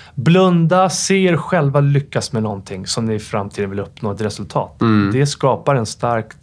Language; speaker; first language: Swedish; native; Swedish